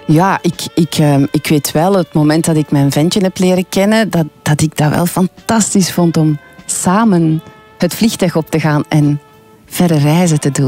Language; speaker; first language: Dutch; native; Dutch